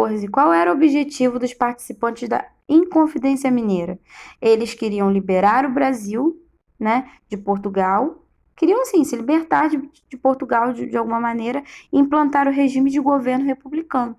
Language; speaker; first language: Portuguese; native; Portuguese